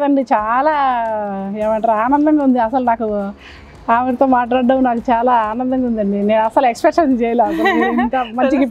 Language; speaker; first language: Telugu; native; Telugu